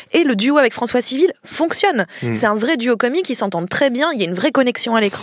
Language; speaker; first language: French; native; French